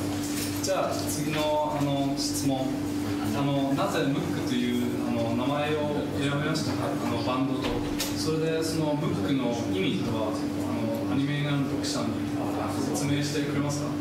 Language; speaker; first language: Japanese; non-native, fluent; German